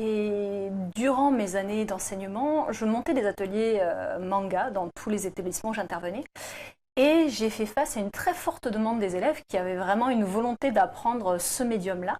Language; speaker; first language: French; native; French